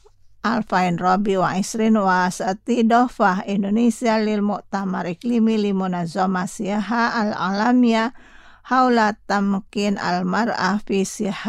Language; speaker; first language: Arabic; non-native, fluent; Indonesian